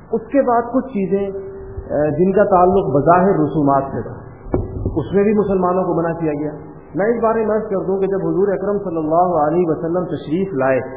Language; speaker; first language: Urdu; non-native, local second language; Pashto